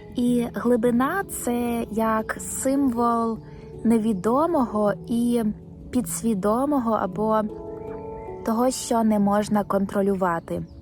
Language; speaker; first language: Ukrainian; native; Ukrainian